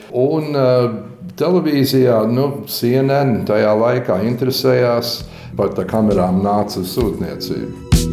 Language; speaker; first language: Latvian; early bilingual, heritage; Latvian